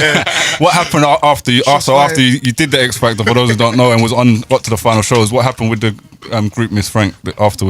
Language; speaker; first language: English; native; English